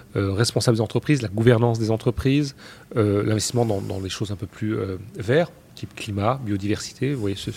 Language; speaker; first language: French; native; French